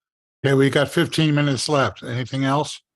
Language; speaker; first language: English; native; English